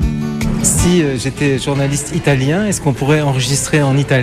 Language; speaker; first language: French; native; French